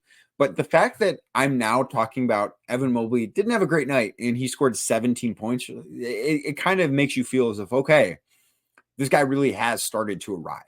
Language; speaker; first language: English; native; English